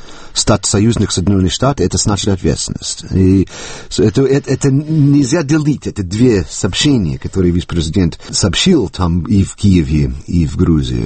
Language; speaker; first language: Russian; non-native, fluent; English